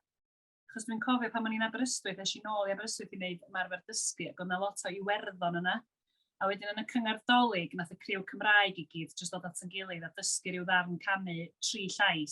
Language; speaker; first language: Welsh; native; Welsh